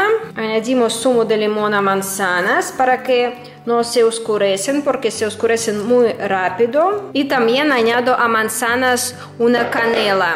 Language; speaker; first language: Spanish; non-native, fluent; Russian